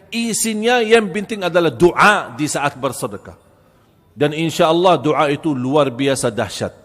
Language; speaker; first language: Malay; non-native, fluent; Arabic